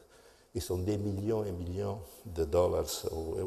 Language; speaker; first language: French; non-native, fluent; Portuguese